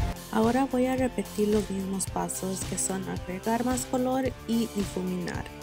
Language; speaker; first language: Spanish; early bilingual, heritage; Spanish